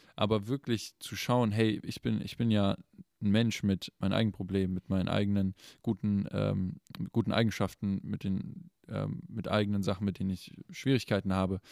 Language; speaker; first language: German; native; German